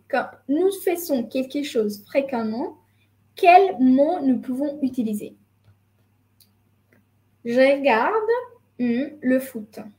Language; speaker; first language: French; non-native, fluent; Spanish